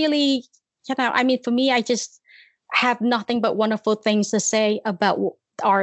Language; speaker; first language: English; early bilingual, other home language; Khmer